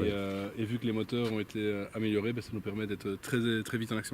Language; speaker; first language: French; native; French